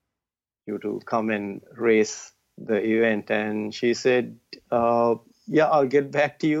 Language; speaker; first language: English; non-native, local second language; Tamil